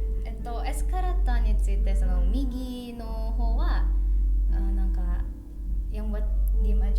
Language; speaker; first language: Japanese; non-native, learner; Indonesian